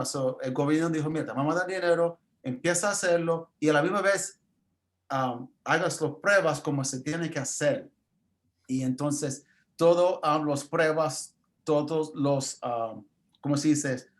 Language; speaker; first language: Spanish; early bilingual, heritage; English